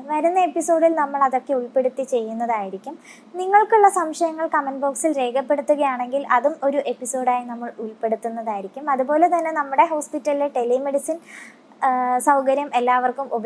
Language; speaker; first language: Malayalam; native; Malayalam